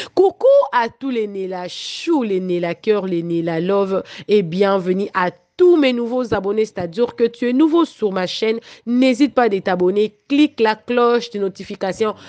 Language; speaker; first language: French; non-native, local second language; Lingala